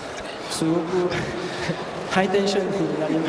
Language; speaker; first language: Japanese; non-native, learner; French